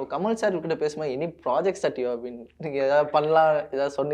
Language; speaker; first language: Tamil; native; Tamil